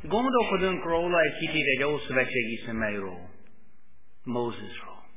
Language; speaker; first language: Hungarian; non-native, fluent; English